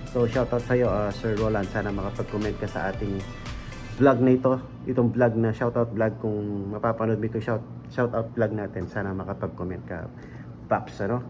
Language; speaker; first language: Filipino; non-native, local second language; Pampanga